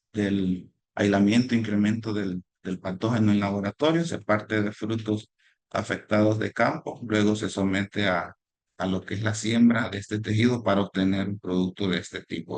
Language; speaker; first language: Spanish; native; Spanish